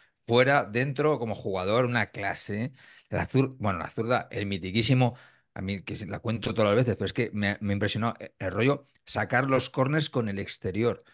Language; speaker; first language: Spanish; native; Spanish